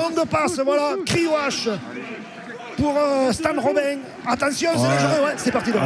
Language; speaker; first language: French; native; French